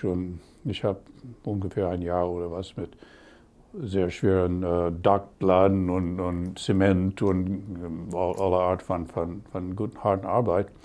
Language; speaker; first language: German; non-native, fluent; English